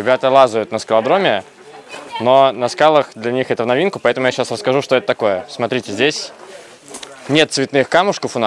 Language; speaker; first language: Russian; native; Russian